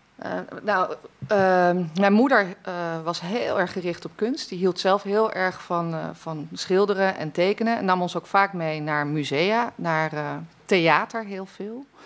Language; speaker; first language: Dutch; native; Dutch